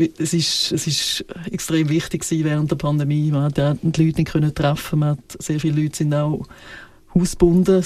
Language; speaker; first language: German; native; German